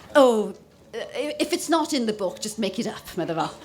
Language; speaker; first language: English; non-native, local second language; Welsh